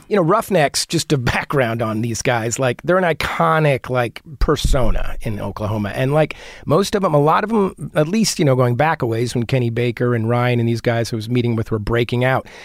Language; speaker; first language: English; native; English